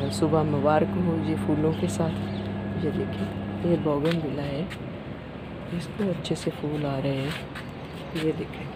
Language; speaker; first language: Hindi; non-native, local second language; Punjabi